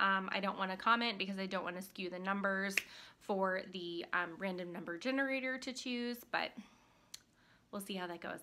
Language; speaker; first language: English; native; English